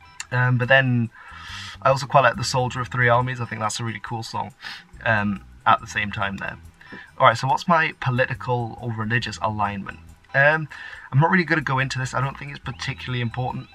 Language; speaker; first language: English; early bilingual, other home language; Dutch